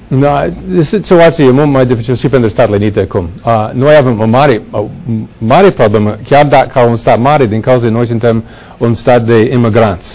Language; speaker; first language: Romanian; non-native, fluent; English